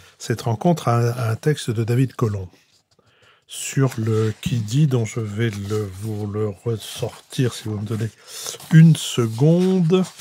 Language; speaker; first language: French; native; French